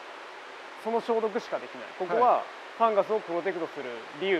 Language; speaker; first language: Japanese; native; Japanese